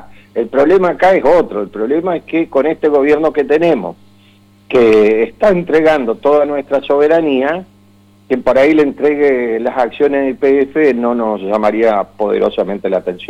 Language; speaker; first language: Spanish; native; Spanish